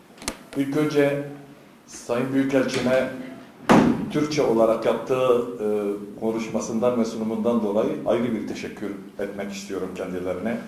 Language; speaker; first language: Turkish; native; Turkish